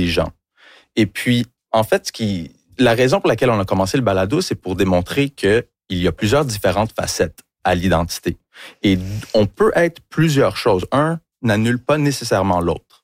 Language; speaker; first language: French; early bilingual, other home language; English